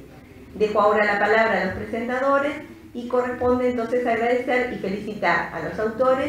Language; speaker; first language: Spanish; native; Spanish